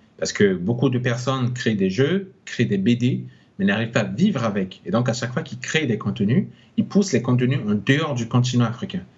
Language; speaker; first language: French; non-native, local second language; Sango